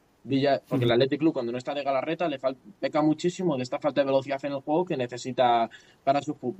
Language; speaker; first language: Spanish; native; Spanish